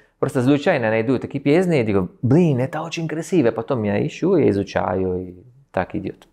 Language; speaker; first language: Russian; non-native, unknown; Italian